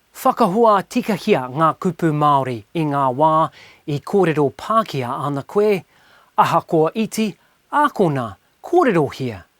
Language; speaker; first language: Māori; non-native, local second language; English